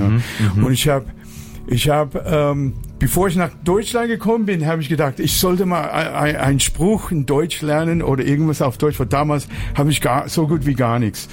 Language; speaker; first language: German; non-native, fluent; English